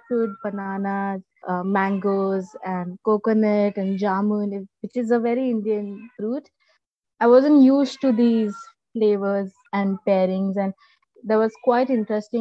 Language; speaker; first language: English; non-native, local second language; Marathi